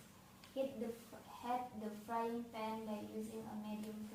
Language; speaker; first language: English; non-native, learner; Indonesian